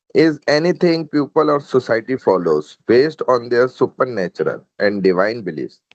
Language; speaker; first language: English; non-native, local second language; Urdu